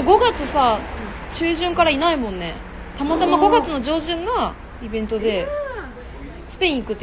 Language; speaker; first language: Japanese; native; Japanese